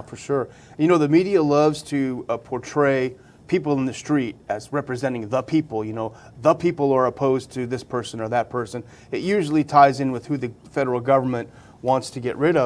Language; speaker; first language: English; native; English